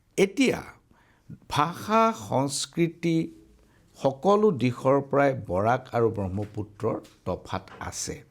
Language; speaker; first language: Assamese; native; Assamese